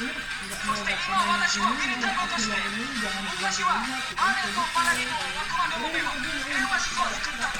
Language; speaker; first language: Japanese; non-native, learner; Indonesian